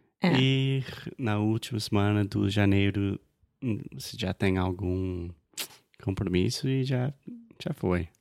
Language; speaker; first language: Portuguese; non-native, fluent; English